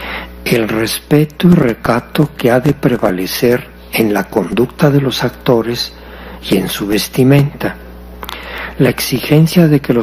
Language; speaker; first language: Spanish; native; Spanish